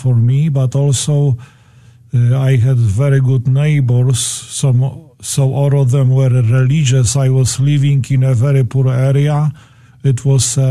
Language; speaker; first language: English; non-native, fluent; Polish